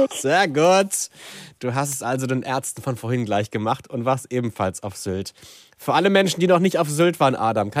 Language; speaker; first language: German; native; German